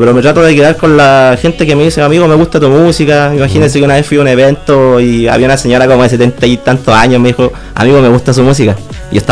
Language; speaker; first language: Spanish; native; Spanish